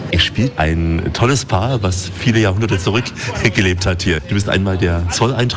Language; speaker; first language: German; native; German